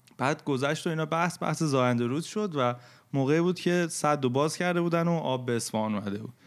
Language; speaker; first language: Persian; native; Persian